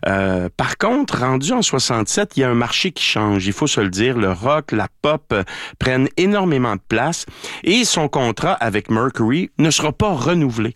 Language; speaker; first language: French; native; French